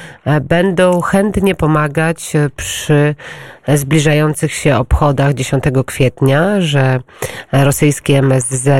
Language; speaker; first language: Polish; native; Polish